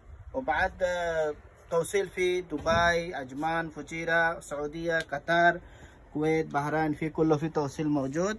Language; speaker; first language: Arabic; non-native, learner; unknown